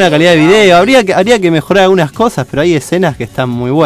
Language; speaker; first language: Spanish; native; Spanish